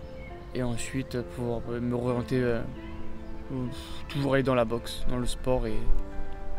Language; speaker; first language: French; native; French